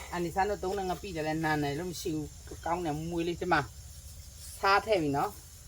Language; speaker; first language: Burmese; non-native, local second language; Shan